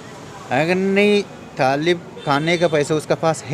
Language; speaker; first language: Hindi; non-native, learner; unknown